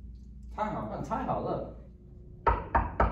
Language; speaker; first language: Chinese; non-native, learner; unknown